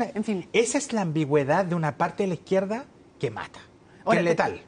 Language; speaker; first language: Spanish; native; Spanish